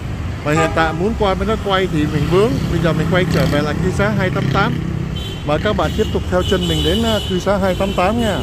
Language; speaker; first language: Vietnamese; native; Vietnamese